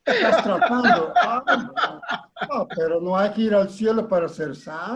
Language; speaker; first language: Spanish; non-native, fluent; Portuguese